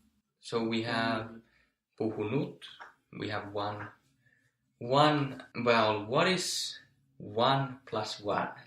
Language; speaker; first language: English; non-native, fluent; Finnish